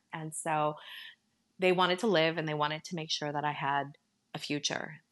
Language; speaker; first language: English; native; English